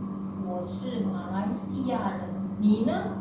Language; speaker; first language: Chinese; non-native, learner; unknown